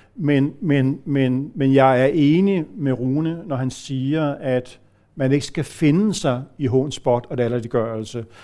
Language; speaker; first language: Danish; native; Danish